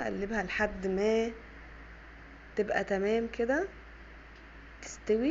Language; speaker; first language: Arabic; native; Arabic